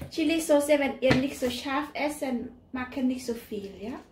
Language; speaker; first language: German; non-native, learner; Thai